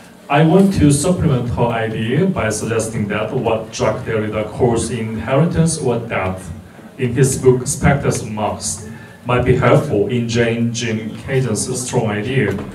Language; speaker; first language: English; non-native, fluent; Korean